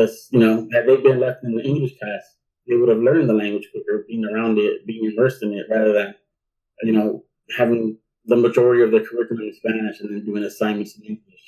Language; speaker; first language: English; early bilingual, other home language; Spanish